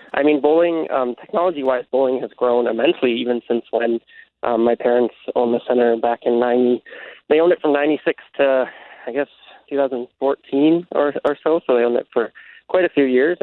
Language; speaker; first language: English; native; English